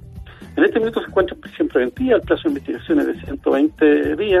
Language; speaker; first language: Spanish; native; Spanish